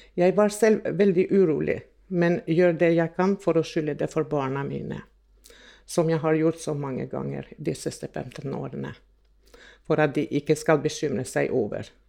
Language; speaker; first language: Norwegian; non-native, fluent; Albanian